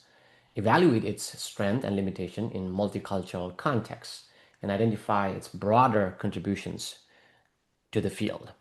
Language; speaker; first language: English; non-native, fluent; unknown